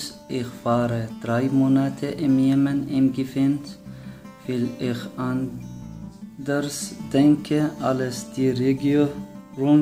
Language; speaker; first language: German; non-native, learner; Arabic